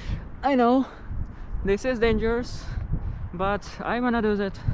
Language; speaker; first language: English; non-native, learner; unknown